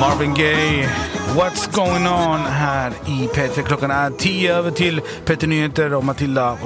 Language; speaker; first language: Swedish; native; Swedish